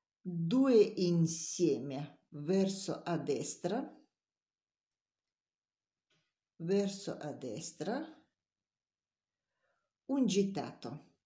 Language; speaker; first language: Italian; non-native, learner; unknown